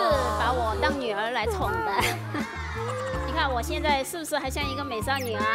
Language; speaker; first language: Chinese; native; Chinese